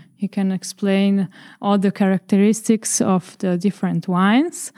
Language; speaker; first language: English; non-native, fluent; Italian